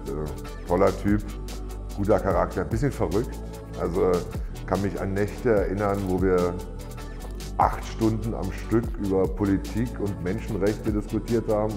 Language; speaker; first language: German; native; German